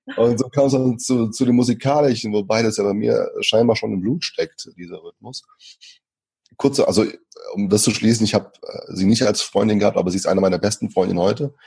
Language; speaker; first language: German; early bilingual, other home language; Portuguese